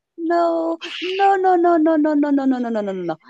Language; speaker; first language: English; non-native, fluent; French